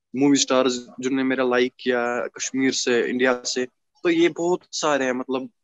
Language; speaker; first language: Hindi; native; Hindi